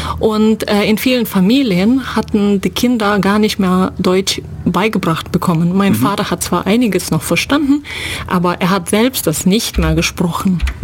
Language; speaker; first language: German; non-native, fluent; Russian